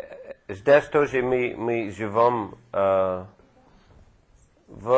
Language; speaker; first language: Russian; non-native, fluent; English